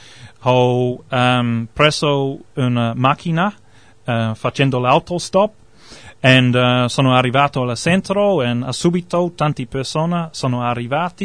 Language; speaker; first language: Italian; non-native, learner; English